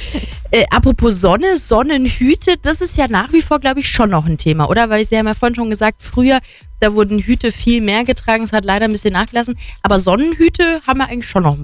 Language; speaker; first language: German; native; German